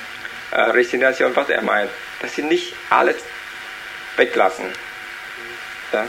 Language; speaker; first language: German; non-native, learner; Vietnamese